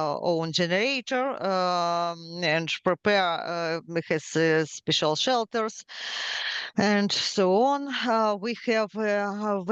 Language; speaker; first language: English; non-native, learner; Ukrainian